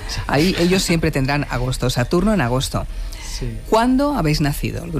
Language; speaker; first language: Spanish; native; Spanish